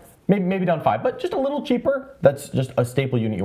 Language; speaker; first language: English; native; English